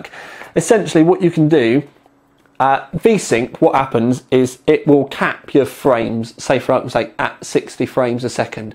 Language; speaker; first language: English; native; English